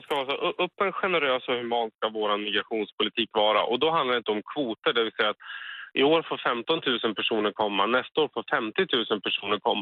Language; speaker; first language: Swedish; native; Swedish